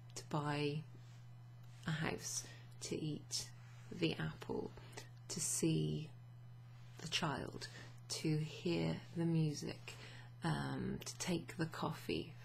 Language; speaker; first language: English; native; English